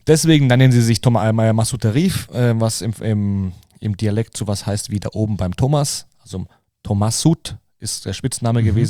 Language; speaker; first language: German; native; German